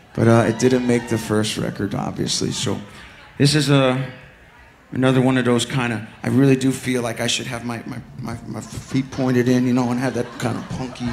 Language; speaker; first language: English; native; English